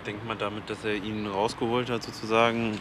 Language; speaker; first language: German; native; German